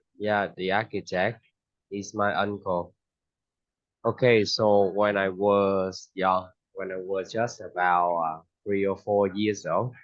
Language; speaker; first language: English; non-native, fluent; Vietnamese